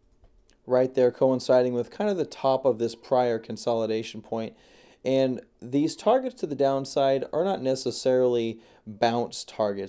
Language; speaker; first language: English; native; English